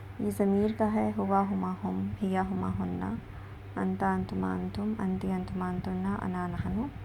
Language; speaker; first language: Urdu; native; Urdu